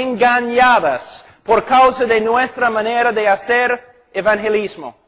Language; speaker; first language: Spanish; non-native, fluent; English